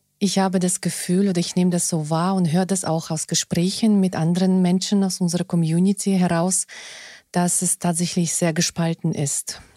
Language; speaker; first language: German; non-native, fluent; Russian